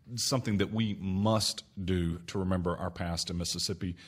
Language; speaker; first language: English; native; English